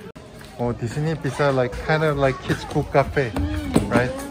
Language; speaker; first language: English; non-native, fluent; Korean